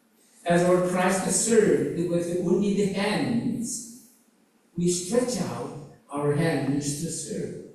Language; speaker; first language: English; non-native, fluent; Korean